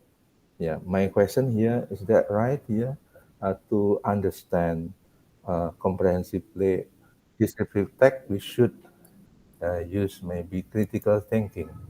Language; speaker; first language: English; non-native, learner; Indonesian